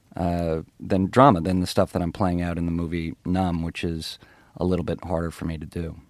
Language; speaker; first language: English; native; English